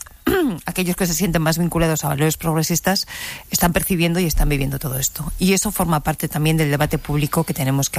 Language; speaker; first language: Spanish; native; Spanish